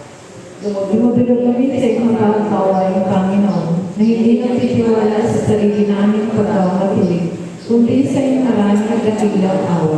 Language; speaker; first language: Filipino; native; Filipino